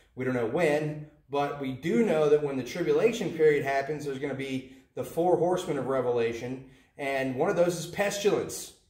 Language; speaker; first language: English; native; English